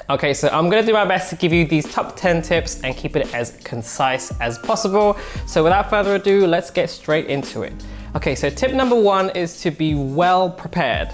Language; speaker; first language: English; native; English